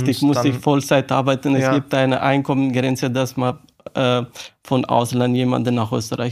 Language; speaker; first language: German; non-native, learner; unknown